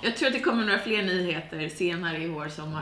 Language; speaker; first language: Swedish; native; Swedish